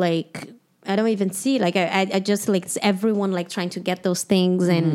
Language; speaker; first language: English; non-native, fluent; Portuguese